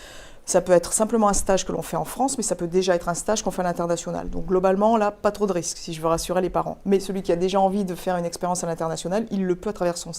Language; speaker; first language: French; native; French